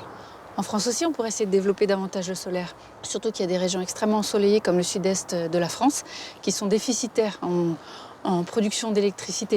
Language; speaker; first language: French; native; French